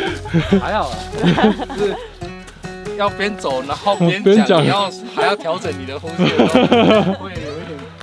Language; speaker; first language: Chinese; native; Chinese